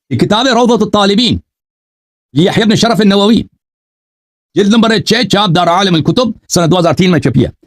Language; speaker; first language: Urdu; non-native, fluent; Persian